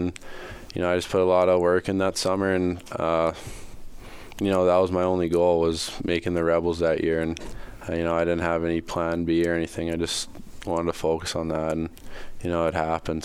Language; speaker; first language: English; native; English